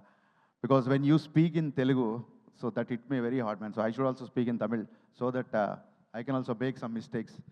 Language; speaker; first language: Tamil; non-native, local second language; Telugu